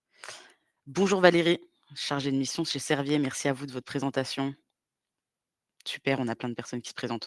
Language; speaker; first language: French; native; French